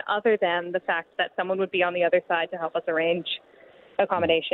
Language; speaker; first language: English; native; English